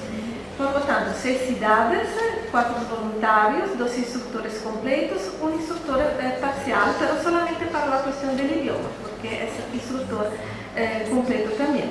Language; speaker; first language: Spanish; non-native, fluent; Italian